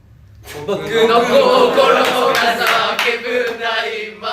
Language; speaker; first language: Japanese; native; Japanese